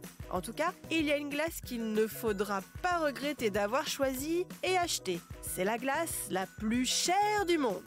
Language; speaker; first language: French; native; French